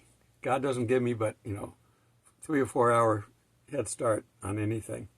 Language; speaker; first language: English; native; English